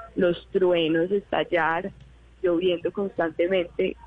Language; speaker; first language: Spanish; native; Spanish